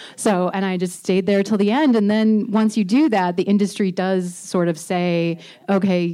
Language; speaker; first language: English; native; English